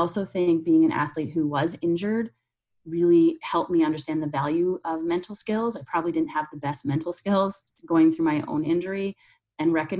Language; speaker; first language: English; native; English